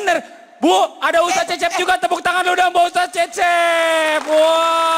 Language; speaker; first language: Indonesian; native; Indonesian